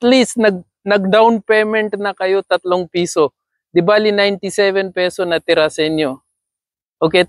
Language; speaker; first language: Filipino; non-native, learner; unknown